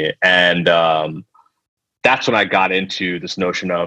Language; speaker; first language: English; early bilingual, other home language; Telugu